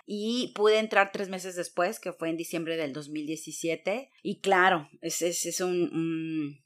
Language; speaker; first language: Spanish; native; Spanish